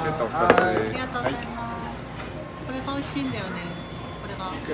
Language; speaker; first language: Japanese; native; Japanese